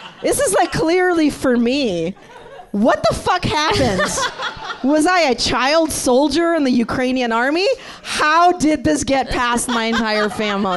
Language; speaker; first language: English; early bilingual, other home language; Russian